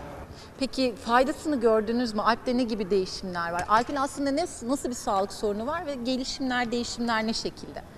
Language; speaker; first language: Turkish; native; Turkish